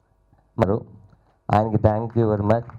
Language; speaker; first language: Telugu; native; Telugu